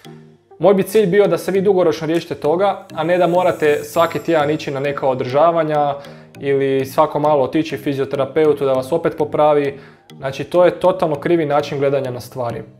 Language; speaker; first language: Croatian; native; Croatian